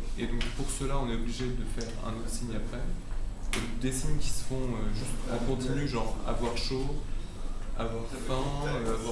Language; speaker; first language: French; native; French